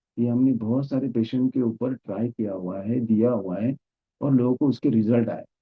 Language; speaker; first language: Hindi; non-native, local second language; Marathi